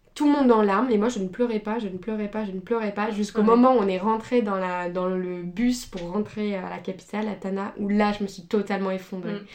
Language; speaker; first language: French; native; French